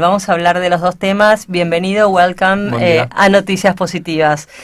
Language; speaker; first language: Spanish; native; Spanish